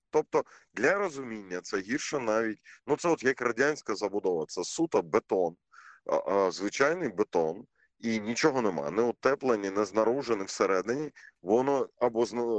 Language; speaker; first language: Ukrainian; non-native, local second language; Russian